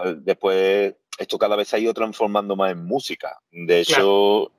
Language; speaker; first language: Spanish; native; Spanish